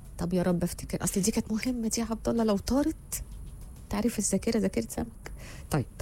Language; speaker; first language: Egyptian Arabic; native; Egyptian Arabic